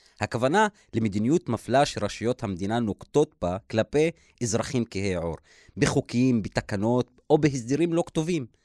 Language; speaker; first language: Hebrew; non-native, local second language; Arabic